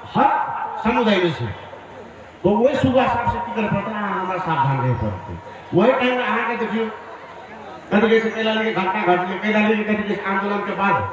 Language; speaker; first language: Maithili; non-native, local second language; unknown